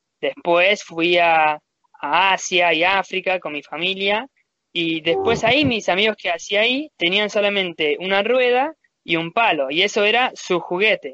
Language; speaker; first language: Spanish; early bilingual, heritage; Spanish